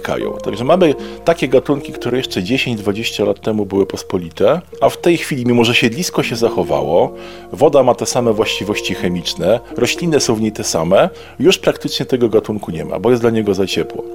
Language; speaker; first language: Polish; native; Polish